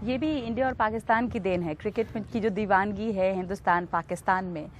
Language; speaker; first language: Hindi; native; Hindi